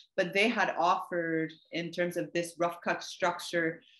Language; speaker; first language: English; native; English